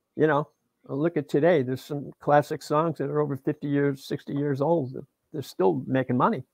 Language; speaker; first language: English; native; English